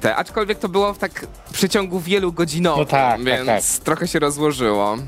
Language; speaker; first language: Polish; native; Polish